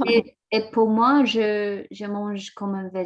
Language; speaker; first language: French; non-native, learner; English